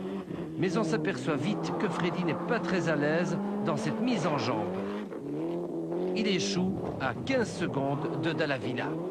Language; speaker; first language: French; native; French